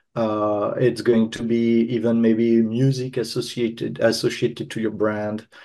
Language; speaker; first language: English; non-native, fluent; French